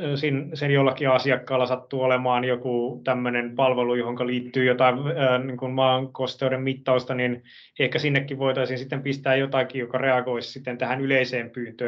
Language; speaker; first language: Finnish; native; Finnish